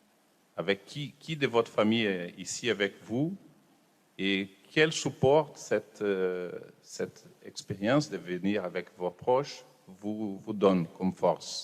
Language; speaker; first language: French; non-native, fluent; Portuguese